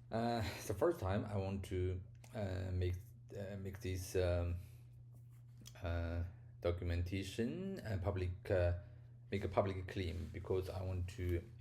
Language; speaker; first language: English; non-native, learner; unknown